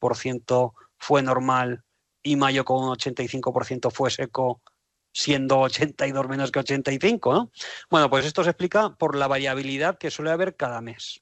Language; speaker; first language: Spanish; native; Spanish